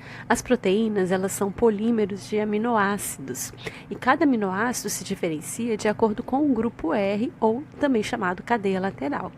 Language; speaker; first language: Portuguese; native; Portuguese